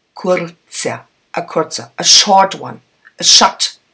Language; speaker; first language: English; non-native, fluent; German